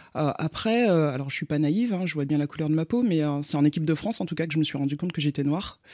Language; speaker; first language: French; native; French